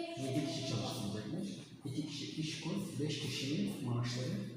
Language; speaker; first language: Turkish; native; Turkish